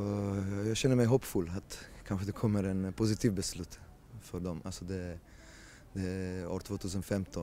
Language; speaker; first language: Swedish; early bilingual, other home language; Romanian